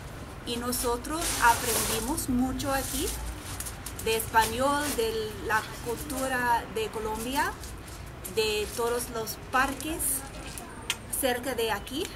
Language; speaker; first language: Spanish; non-native, learner; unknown